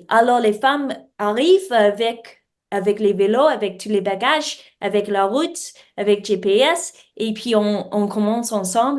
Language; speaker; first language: French; non-native, learner; English